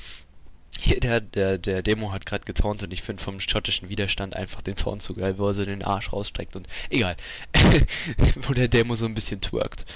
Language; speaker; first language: German; native; German